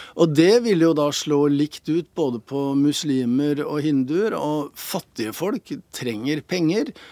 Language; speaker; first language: Norwegian; native; Norwegian